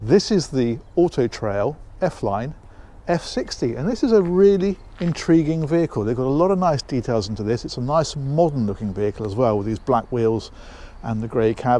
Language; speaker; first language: English; native; English